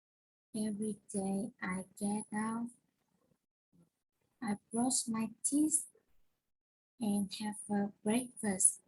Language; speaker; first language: English; non-native, learner; Vietnamese